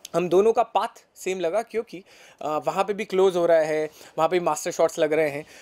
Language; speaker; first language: Hindi; native; Hindi